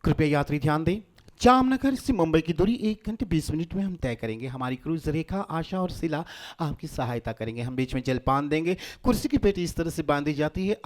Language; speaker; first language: Hindi; non-native, local second language; Gujarati